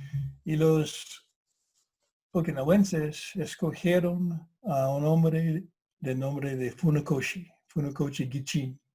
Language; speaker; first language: Spanish; non-native, fluent; English